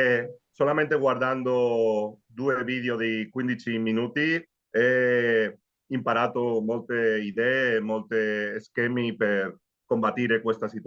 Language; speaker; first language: Italian; non-native, learner; Spanish